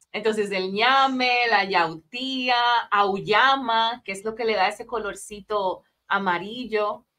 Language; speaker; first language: Spanish; native; Spanish